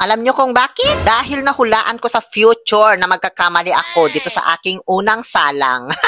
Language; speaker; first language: Filipino; non-native, local second language; Pangasinan